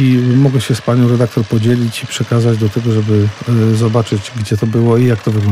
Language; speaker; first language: Polish; native; Polish